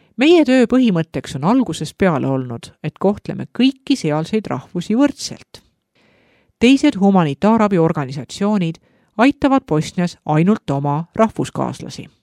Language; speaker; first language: Estonian; native; Estonian